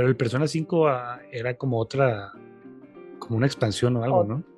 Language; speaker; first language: Spanish; native; Spanish